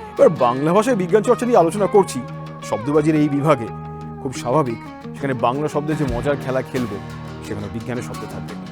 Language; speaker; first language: Bangla; native; Bangla